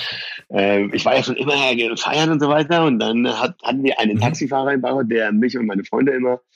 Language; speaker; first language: German; early bilingual, other home language; Persian